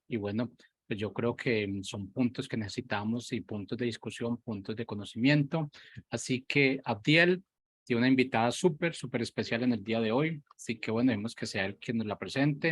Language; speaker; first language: Spanish; native; Spanish